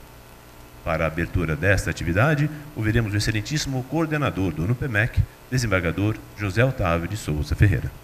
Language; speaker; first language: Portuguese; native; Portuguese